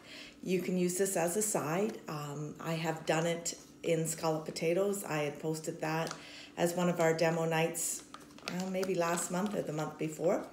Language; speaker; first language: English; native; English